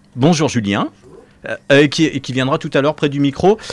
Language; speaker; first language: French; native; French